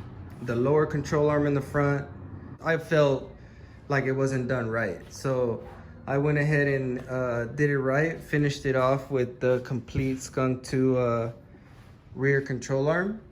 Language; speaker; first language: English; native; English